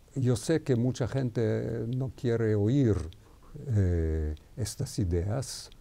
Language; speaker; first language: Spanish; non-native, fluent; Hebrew